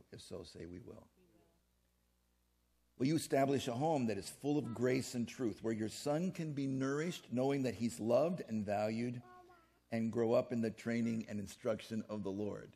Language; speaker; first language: English; native; English